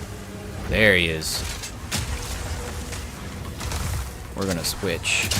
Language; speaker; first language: English; native; English